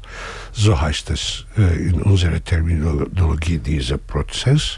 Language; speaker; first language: German; non-native, fluent; Kurdish